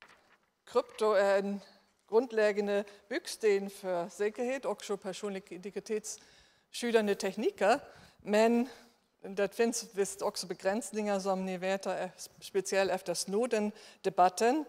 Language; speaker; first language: Swedish; non-native, fluent; German